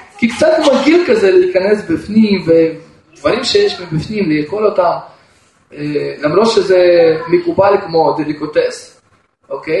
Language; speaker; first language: Hebrew; non-native, fluent; Russian